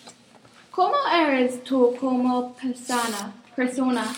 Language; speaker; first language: Spanish; non-native, learner; English